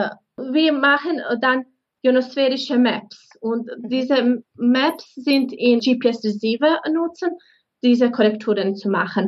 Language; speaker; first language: German; non-native, fluent; Bosnian